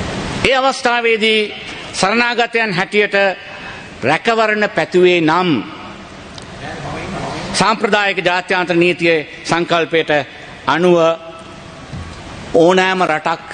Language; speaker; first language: Sinhala; non-native, local second language; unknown